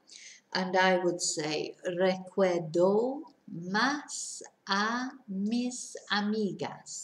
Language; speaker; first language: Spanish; non-native, fluent; English